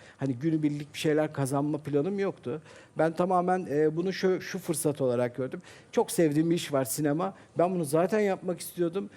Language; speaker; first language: Turkish; native; Turkish